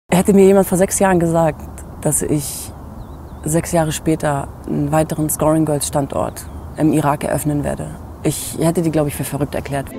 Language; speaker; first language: German; native; German